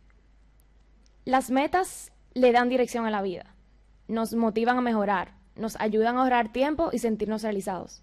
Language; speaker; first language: Spanish; early bilingual, heritage; Spanish